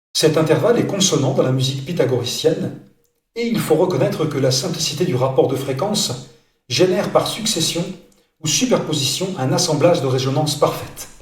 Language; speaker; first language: French; native; French